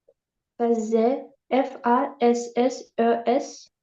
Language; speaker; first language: French; non-native, learner; Ukrainian